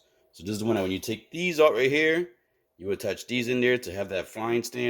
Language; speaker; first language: English; native; English